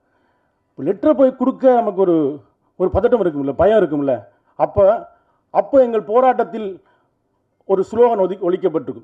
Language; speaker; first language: Tamil; native; Tamil